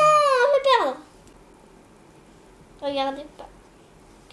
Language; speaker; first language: French; early bilingual, heritage; French